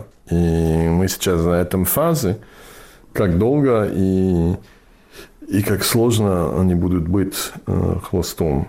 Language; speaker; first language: Russian; non-native, fluent; English